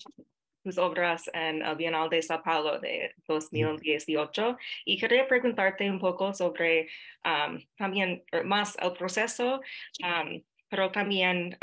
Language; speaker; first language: Spanish; non-native, fluent; English